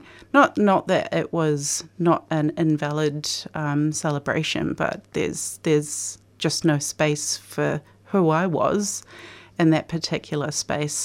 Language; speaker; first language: English; native; English